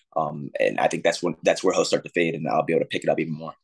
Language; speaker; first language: English; native; English